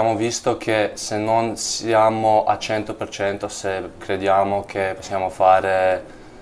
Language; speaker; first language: Italian; non-native, learner; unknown